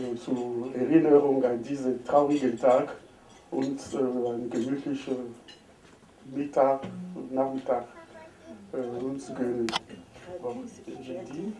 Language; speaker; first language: German; non-native, fluent; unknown